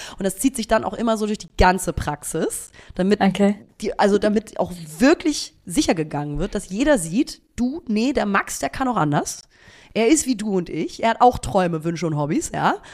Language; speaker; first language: German; native; German